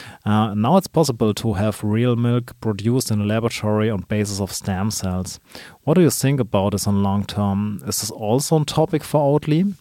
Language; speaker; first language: English; non-native, fluent; German